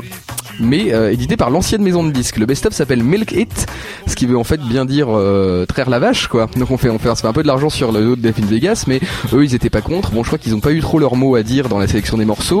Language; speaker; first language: French; native; French